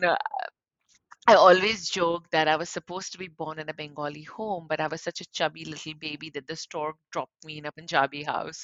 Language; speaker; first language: English; non-native, local second language; Punjabi